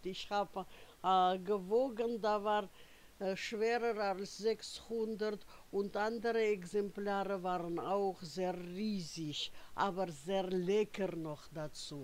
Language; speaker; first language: German; non-native, fluent; Russian